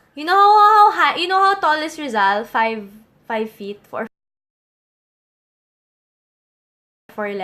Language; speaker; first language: English; non-native, local second language; Filipino